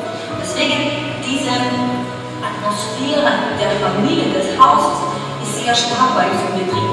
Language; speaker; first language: German; non-native, fluent; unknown